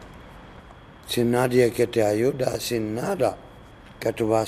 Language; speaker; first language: Spanish; non-native, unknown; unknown